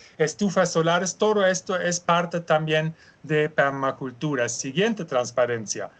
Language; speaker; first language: Spanish; non-native, fluent; German